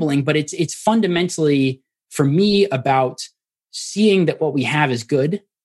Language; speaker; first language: English; native; English